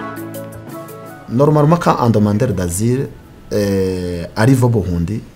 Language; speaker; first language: French; non-native, local second language; Rundi